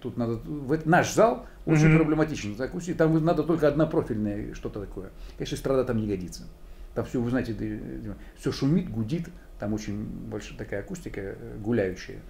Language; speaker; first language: Russian; native; Russian